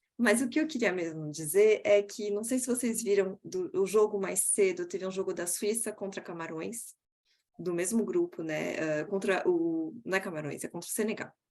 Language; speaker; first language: Portuguese; early bilingual, heritage; Portuguese